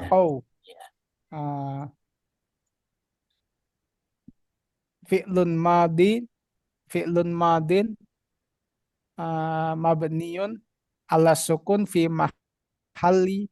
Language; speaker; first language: Arabic; non-native, learner; Indonesian